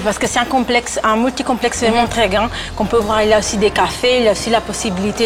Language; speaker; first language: French; non-native, fluent; Italian